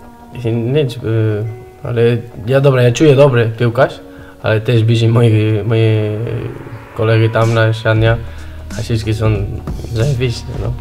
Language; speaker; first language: Polish; non-native, learner; Spanish